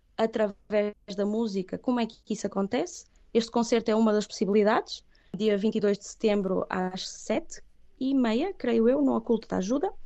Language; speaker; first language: Portuguese; early bilingual, other home language; Catalan